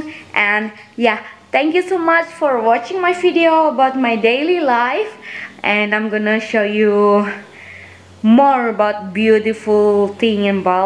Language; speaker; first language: English; non-native, fluent; Indonesian